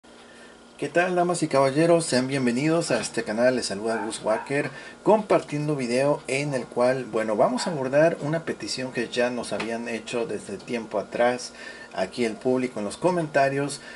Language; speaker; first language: Spanish; native; Spanish